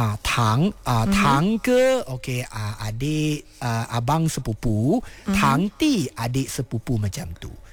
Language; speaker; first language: Malay; non-native, local second language; Chinese